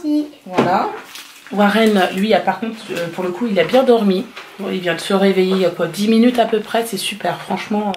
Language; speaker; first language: French; native; French